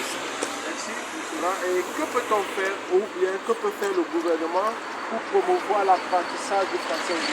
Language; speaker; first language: French; non-native, learner; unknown